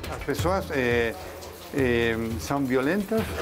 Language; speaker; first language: Portuguese; non-native, fluent; Spanish